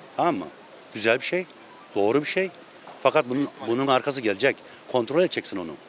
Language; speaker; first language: Turkish; native; Turkish